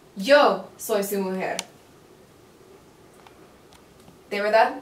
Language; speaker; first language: Spanish; non-native, learner; English